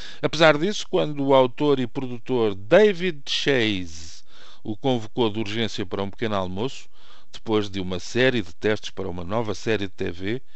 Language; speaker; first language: Portuguese; native; Portuguese